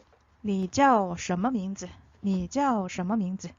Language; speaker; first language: Chinese; non-native, fluent; Korean